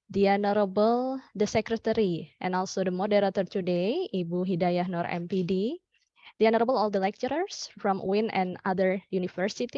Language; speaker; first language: English; non-native, fluent; Indonesian